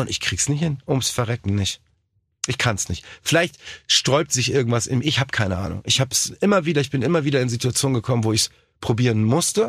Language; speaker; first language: German; native; German